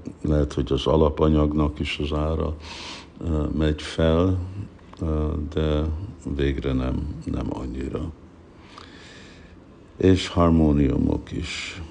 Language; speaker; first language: Hungarian; early bilingual, heritage; Hungarian